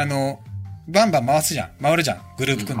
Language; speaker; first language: Japanese; native; Japanese